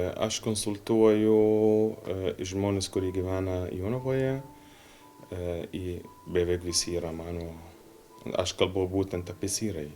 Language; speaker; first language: Lithuanian; non-native, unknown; Arabic